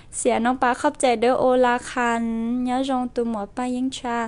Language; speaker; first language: Lao; non-native, local second language; Hmong